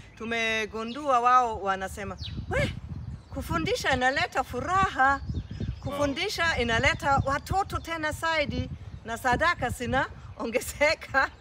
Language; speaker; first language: Swahili; non-native, fluent; German